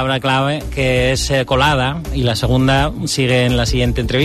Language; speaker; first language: Spanish; non-native, fluent; Dutch